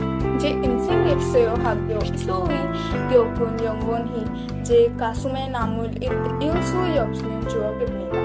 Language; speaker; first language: Korean; non-native, learner; Hindi